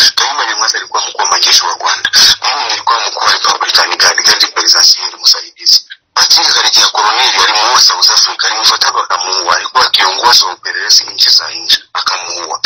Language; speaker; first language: Swahili; non-native, local second language; Kinyarwanda